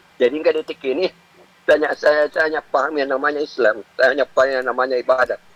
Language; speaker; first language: Indonesian; non-native, local second language; Buginese